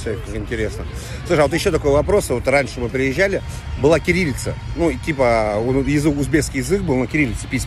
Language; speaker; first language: Russian; native; Russian